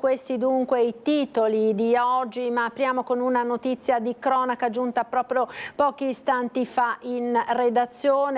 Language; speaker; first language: Italian; native; Italian